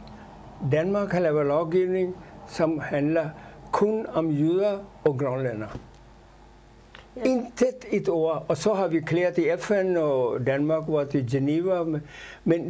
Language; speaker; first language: Danish; non-native, fluent; Urdu